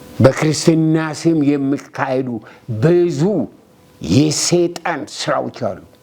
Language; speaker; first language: Amharic; non-native, local second language; Oromo